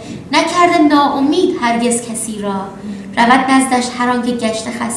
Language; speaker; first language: Persian; native; Persian